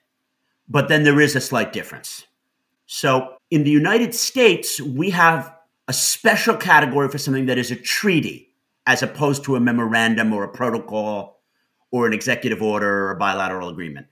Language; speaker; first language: English; native; English